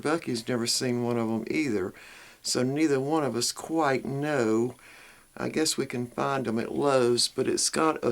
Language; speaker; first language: English; native; English